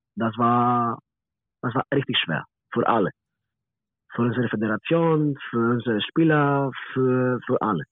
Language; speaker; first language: German; non-native, learner; Greek